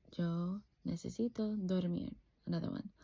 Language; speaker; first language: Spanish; non-native, fluent; English